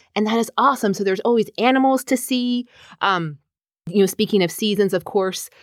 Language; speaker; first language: English; native; English